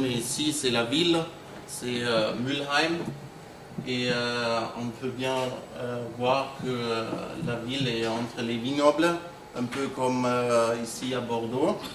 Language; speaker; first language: French; non-native, fluent; German